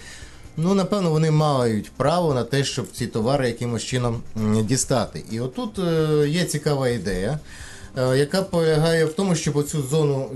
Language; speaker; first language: Ukrainian; native; Ukrainian